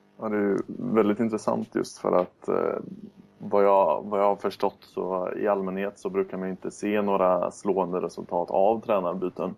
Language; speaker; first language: Swedish; native; Swedish